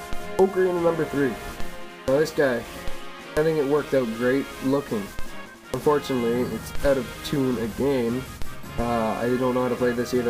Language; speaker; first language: English; native; English